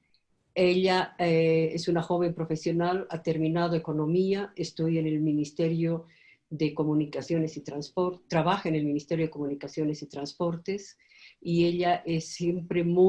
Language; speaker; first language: Spanish; native; Spanish